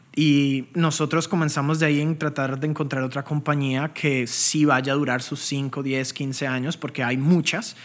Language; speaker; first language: Spanish; early bilingual, heritage; Spanish